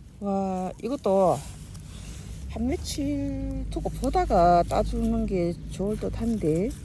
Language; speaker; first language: Korean; native; Korean